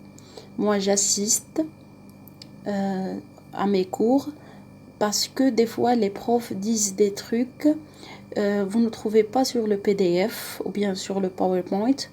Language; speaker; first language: French; non-native, local second language; Arabic